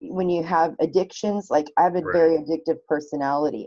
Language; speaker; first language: English; native; English